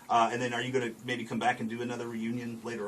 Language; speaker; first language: English; native; English